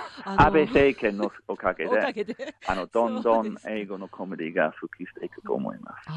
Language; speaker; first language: Japanese; non-native, fluent; English